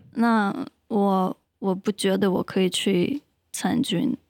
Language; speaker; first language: Chinese; non-native, fluent; Russian